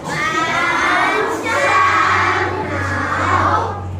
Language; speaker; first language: Chinese; non-native, learner; Lao